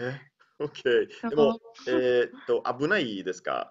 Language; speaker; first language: Japanese; non-native, learner; Italian